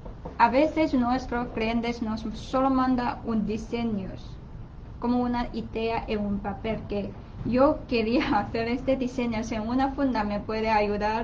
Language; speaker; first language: Spanish; non-native, learner; Chinese